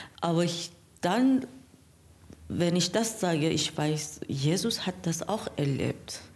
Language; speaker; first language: German; non-native, learner; Persian